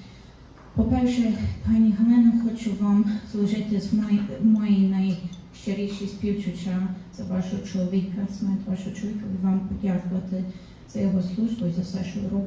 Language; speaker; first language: Ukrainian; early bilingual, heritage; Ukrainian